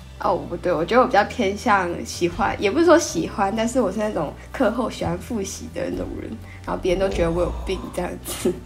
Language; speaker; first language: Chinese; native; Chinese